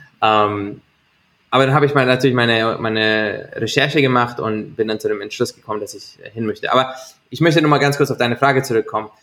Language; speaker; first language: German; native; German